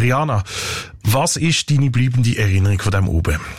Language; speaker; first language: German; native; German